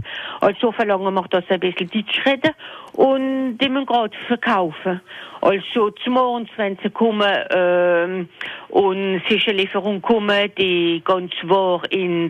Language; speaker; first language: German; non-native, local second language; French